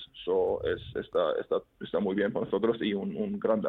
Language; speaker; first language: Spanish; non-native, learner; German